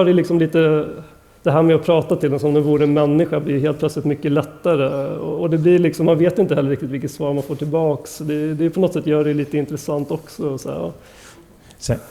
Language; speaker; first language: Swedish; native; Swedish